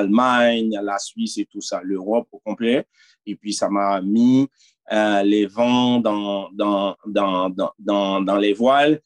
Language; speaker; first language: French; non-native, local second language; Haitian Creole